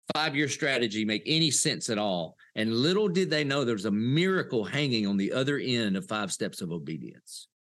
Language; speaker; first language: English; native; English